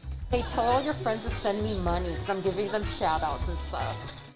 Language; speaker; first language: English; native; English